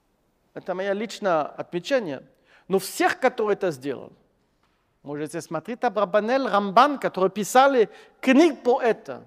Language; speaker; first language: Russian; non-native, fluent; French